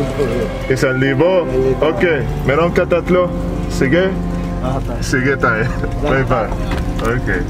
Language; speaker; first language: Filipino; non-native, learner; Arabic